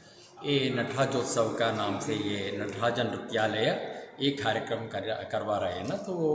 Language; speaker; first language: Hindi; non-native, local second language; Kannada